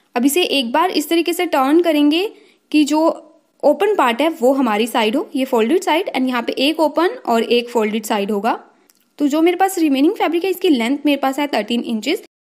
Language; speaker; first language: Hindi; native; Hindi